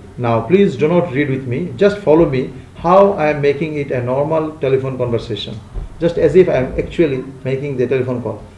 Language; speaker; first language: English; non-native, local second language; Bangla